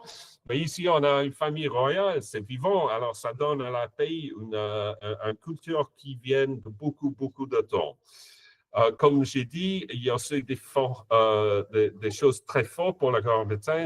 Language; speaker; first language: French; non-native, fluent; English